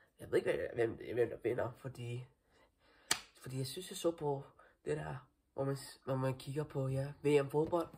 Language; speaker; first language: Danish; non-native, learner; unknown